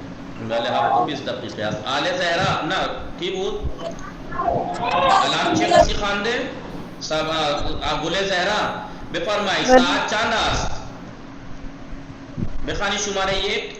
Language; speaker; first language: Persian; non-native, fluent; Urdu